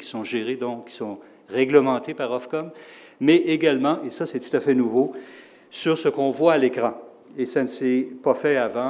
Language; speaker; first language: French; native; French